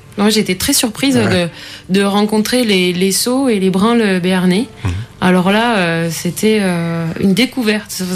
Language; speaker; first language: French; native; French